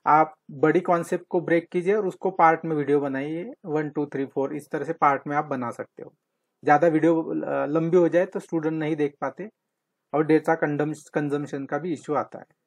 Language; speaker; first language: Hindi; non-native, local second language; Marathi